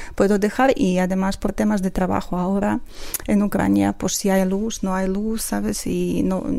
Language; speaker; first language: Spanish; non-native, fluent; Ukrainian